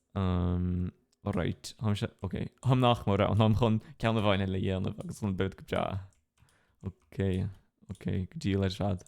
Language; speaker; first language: Irish; non-native, local second language; English